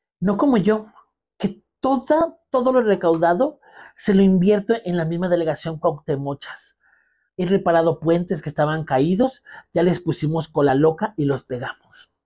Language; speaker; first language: Spanish; native; Spanish